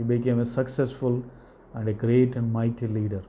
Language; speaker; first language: English; non-native, local second language; Telugu